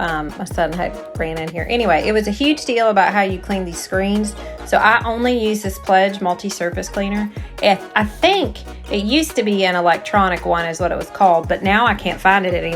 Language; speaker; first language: English; native; English